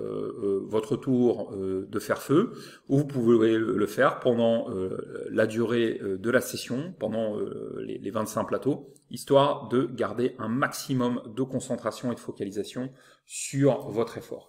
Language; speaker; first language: French; native; French